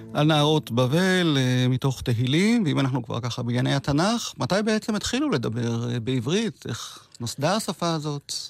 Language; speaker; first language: Hebrew; native; Hebrew